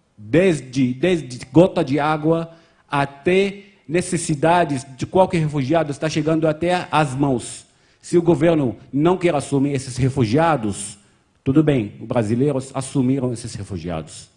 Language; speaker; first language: Portuguese; non-native, fluent; Arabic